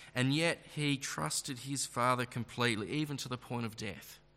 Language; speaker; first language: English; native; English